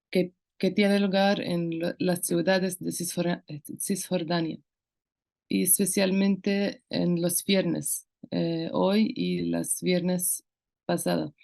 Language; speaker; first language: Spanish; non-native, local second language; Arabic